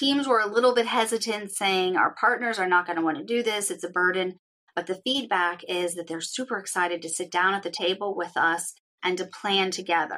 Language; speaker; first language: English; native; English